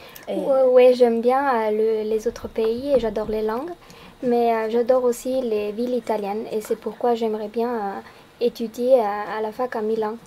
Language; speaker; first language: French; non-native, fluent; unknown